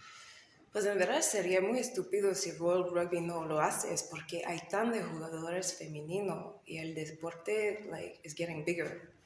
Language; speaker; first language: Spanish; non-native, learner; English